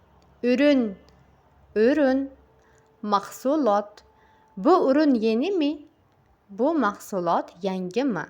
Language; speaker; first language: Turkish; non-native, fluent; Uzbek